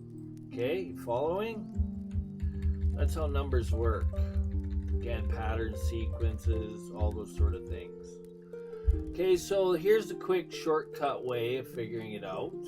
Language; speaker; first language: English; native; English